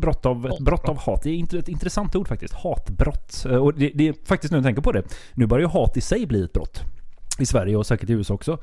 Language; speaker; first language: Swedish; native; Swedish